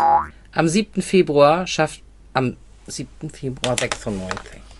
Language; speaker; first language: German; native; German